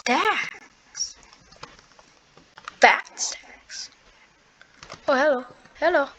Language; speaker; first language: English; native; English